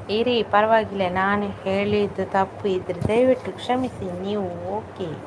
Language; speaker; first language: Kannada; native; Kannada